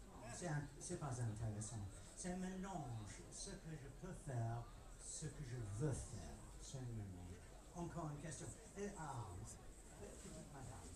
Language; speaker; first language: French; non-native, learner; English